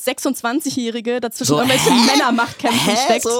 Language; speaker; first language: German; native; German